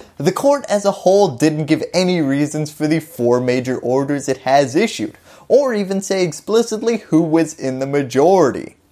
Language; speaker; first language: English; native; English